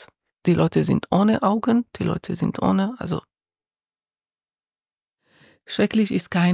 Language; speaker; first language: German; non-native, learner; Arabic